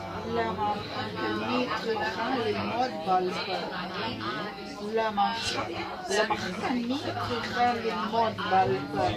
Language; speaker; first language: Hebrew; non-native, learner; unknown